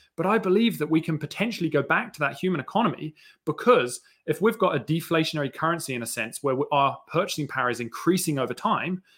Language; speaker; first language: English; native; English